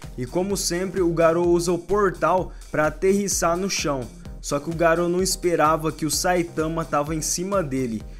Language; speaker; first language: Portuguese; native; Portuguese